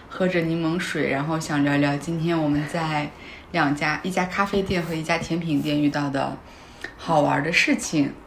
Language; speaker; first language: Chinese; non-native, local second language; Kazakh